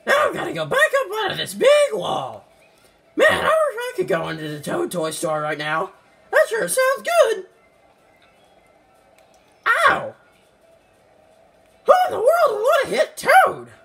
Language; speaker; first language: English; native; English